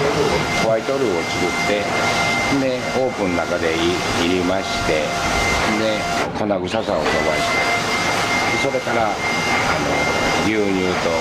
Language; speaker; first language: Japanese; native; Japanese